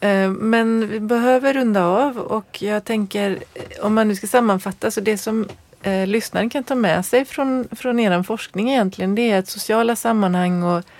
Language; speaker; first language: Swedish; native; Swedish